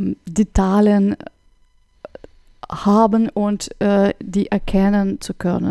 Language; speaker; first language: German; non-native, fluent; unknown